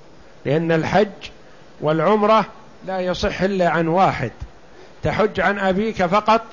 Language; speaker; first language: Arabic; native; Arabic